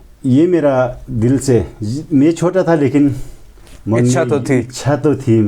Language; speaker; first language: Hindi; non-native, fluent; Sherpa